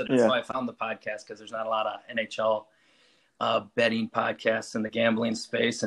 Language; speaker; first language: English; native; English